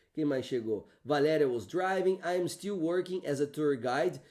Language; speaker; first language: English; non-native, fluent; Portuguese